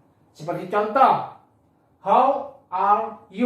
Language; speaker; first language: English; non-native, learner; Indonesian